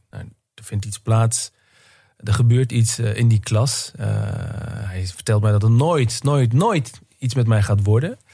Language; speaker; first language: Dutch; early bilingual, other home language; Turkish